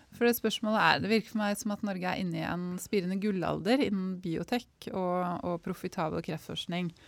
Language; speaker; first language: Norwegian; native; Norwegian